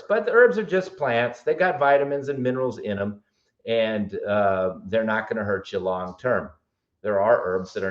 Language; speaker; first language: English; native; English